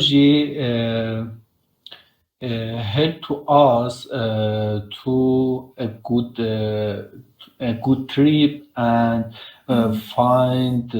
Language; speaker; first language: English; non-native, learner; Persian